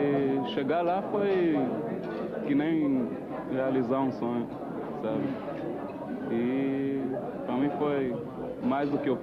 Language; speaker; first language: Portuguese; early bilingual, heritage; Portuguese